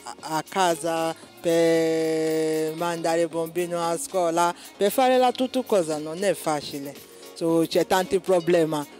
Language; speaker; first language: Italian; non-native, learner; Yoruba